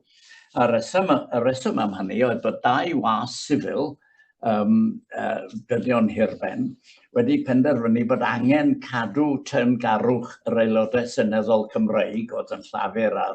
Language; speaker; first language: Welsh; native; Welsh